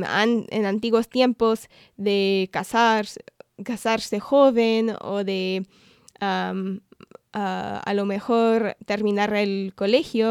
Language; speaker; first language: Spanish; non-native, fluent; English